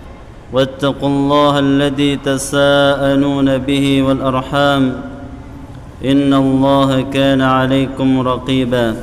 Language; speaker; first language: Arabic; non-native, fluent; Indonesian